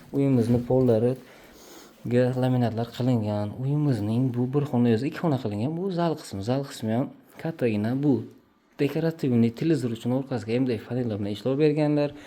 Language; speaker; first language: Uzbek; native; Uzbek